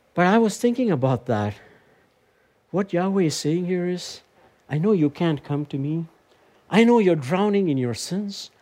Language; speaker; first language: English; non-native, local second language; Tamil